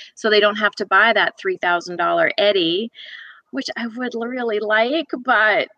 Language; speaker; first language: English; native; English